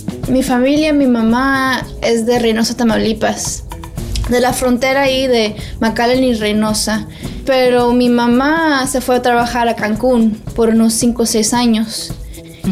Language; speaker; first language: Spanish; early bilingual, heritage; Spanish